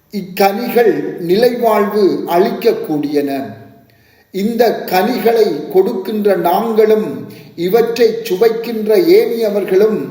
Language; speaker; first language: Tamil; native; Tamil